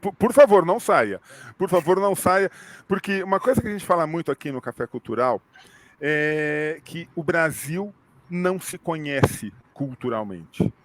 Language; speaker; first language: Portuguese; native; Portuguese